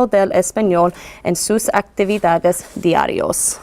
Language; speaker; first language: Spanish; non-native, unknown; English